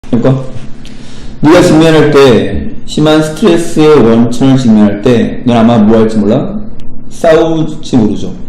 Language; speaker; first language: Korean; native; Korean